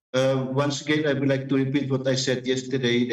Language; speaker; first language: English; non-native, fluent; Indonesian